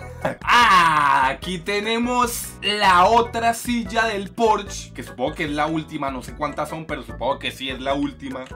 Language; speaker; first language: Spanish; native; Spanish